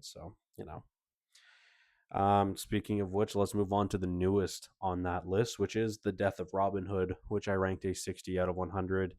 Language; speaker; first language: English; native; English